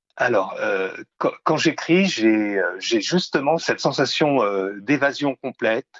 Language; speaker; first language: French; native; French